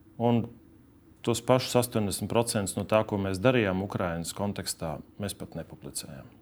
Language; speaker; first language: Latvian; native; Latvian